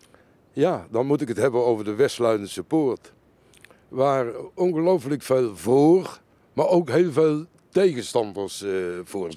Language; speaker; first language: Dutch; native; Dutch